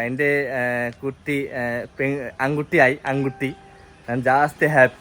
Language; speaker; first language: Malayalam; non-native, learner; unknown